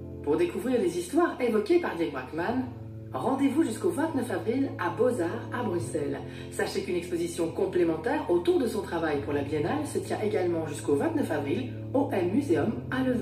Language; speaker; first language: French; native; French